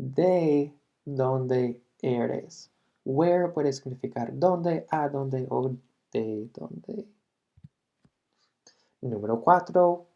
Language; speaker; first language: Spanish; non-native, fluent; English